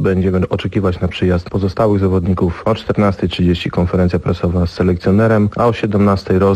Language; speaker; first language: Polish; native; Polish